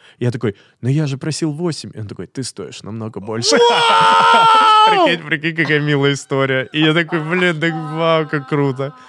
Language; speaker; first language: Russian; native; Russian